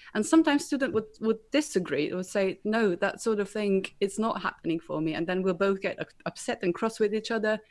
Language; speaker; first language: English; non-native, fluent; Slovenian